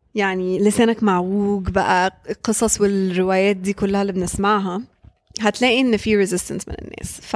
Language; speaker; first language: Arabic; early bilingual, heritage; Arabic